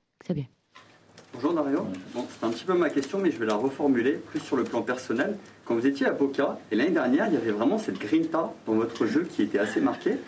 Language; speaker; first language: French; native; French